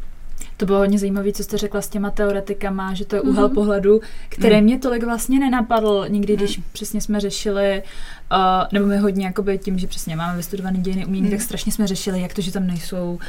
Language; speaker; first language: Czech; native; Czech